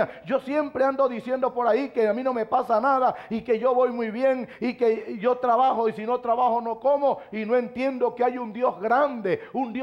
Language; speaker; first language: Spanish; native; Spanish